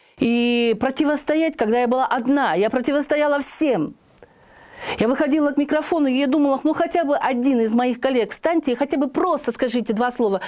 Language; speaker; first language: Russian; native; Russian